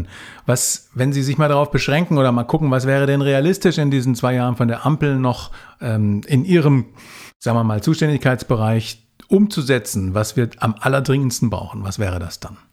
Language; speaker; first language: German; native; German